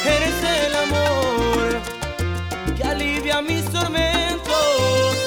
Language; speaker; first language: English; native; English